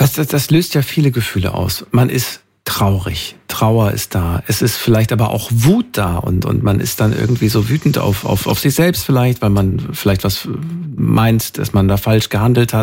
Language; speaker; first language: German; native; German